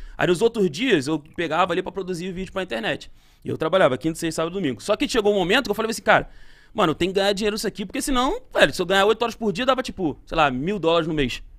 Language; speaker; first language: Portuguese; native; Portuguese